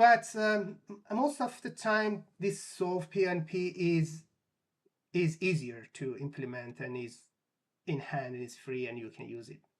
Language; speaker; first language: English; non-native, fluent; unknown